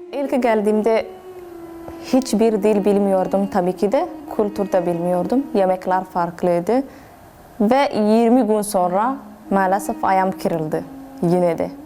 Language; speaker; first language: Turkish; non-native, fluent; Somali